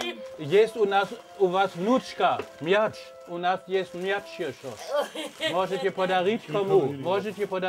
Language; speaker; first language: Russian; non-native, learner; German